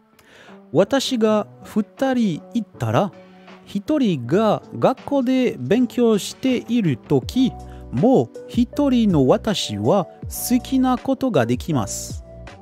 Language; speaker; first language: Japanese; non-native, learner; French